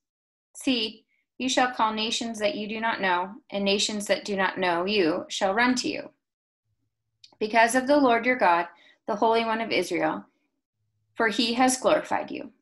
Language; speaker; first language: English; native; English